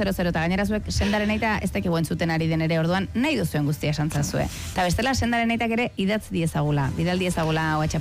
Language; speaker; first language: Basque; native; Basque